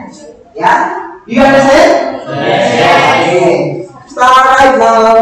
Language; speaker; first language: English; non-native, learner; Indonesian